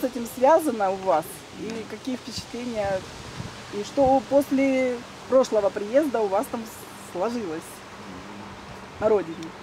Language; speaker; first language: Russian; native; Russian